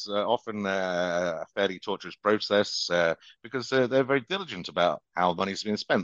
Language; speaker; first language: English; native; English